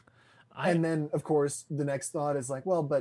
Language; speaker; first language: English; native; English